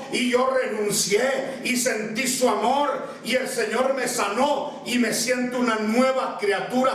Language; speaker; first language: Spanish; native; Spanish